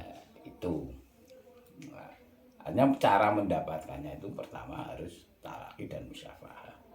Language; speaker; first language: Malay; non-native, local second language; Javanese